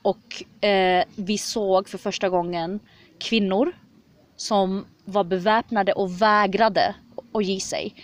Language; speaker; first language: Swedish; early bilingual, other home language; Kurdish